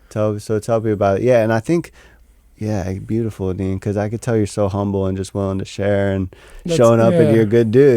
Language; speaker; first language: English; native; English